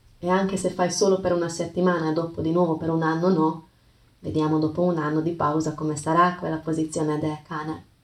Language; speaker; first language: Italian; non-native, fluent; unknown